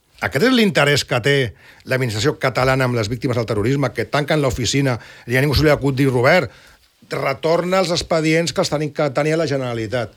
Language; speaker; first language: Catalan; non-native, local second language; Spanish